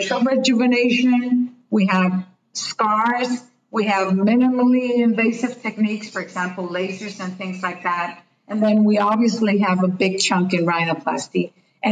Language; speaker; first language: English; non-native, fluent; Spanish